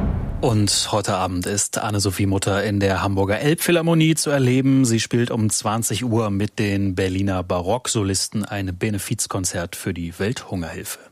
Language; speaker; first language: German; native; German